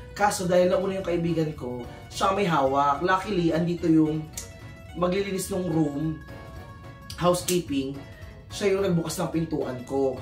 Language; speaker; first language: Filipino; native; Filipino